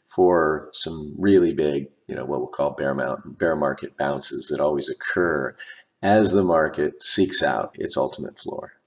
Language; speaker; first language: English; native; English